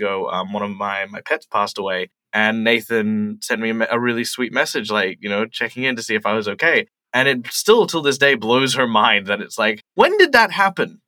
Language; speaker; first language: English; native; English